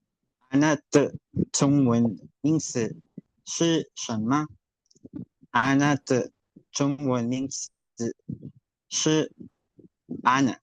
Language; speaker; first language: Chinese; non-native, learner; Filipino